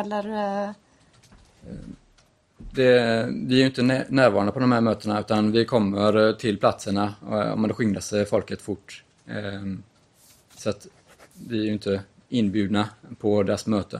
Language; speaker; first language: Swedish; native; Swedish